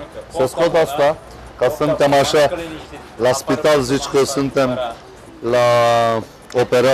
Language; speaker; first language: Romanian; non-native, learner; Turkish